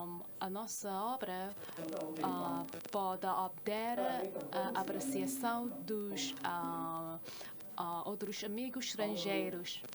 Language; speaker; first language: Portuguese; non-native, fluent; Chinese